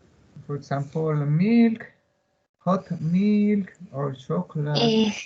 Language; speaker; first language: English; non-native, learner; Spanish